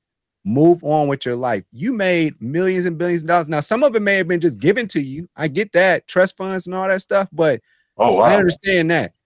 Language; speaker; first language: English; native; English